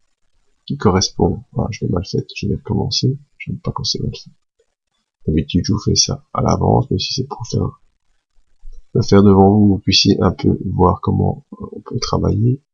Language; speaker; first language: French; native; French